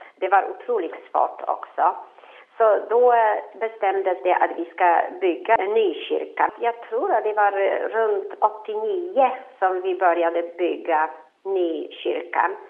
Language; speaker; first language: Swedish; non-native, fluent; Polish